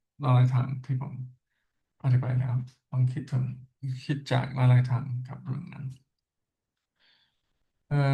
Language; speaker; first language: Thai; non-native, learner; English